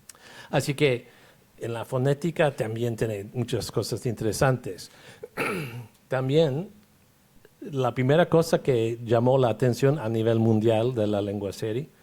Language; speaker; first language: Spanish; non-native, fluent; English